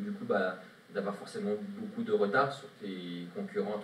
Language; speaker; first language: French; native; French